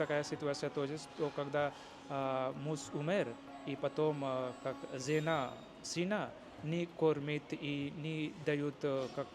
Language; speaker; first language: Russian; non-native, learner; Hindi